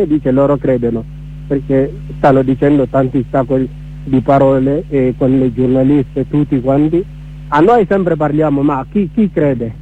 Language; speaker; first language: Italian; non-native, learner; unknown